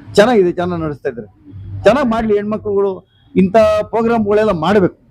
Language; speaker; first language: Kannada; native; Kannada